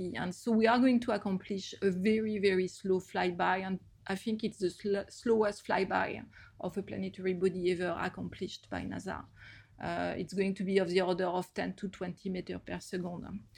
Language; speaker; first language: English; non-native, fluent; French